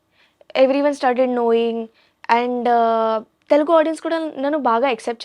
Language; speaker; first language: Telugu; non-native, learner; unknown